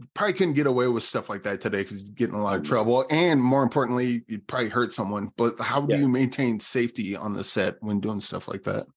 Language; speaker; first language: English; native; English